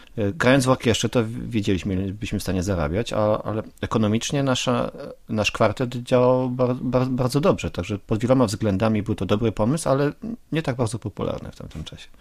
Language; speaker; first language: Polish; native; Polish